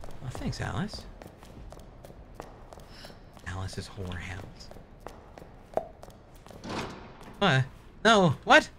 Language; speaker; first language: English; native; English